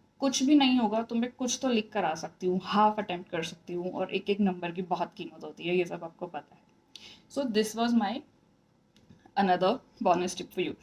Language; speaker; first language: Hindi; native; Hindi